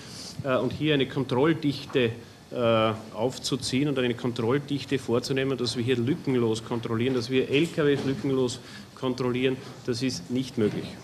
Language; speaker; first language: German; native; German